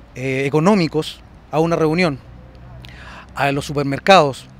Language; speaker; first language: Spanish; native; Spanish